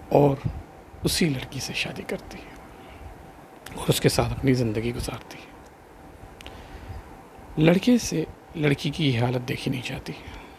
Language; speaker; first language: Urdu; non-native, local second language; Sindhi